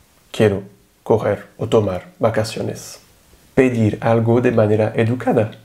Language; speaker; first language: Spanish; non-native, fluent; French